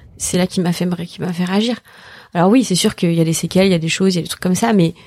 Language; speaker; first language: French; native; French